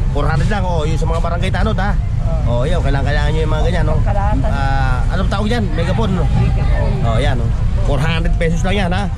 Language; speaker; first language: Filipino; native; Filipino